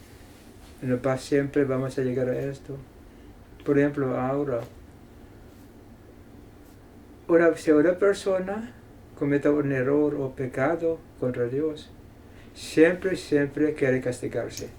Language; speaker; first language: Spanish; non-native, fluent; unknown